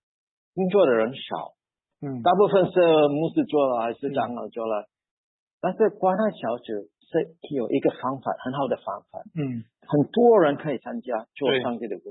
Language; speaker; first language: Chinese; early bilingual, heritage; Chinese